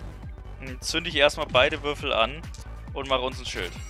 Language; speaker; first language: German; native; German